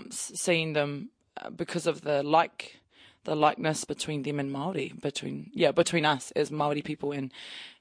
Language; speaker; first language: English; native; English